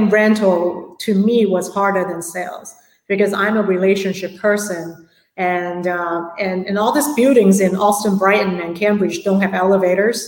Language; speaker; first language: English; non-native, local second language; Cantonese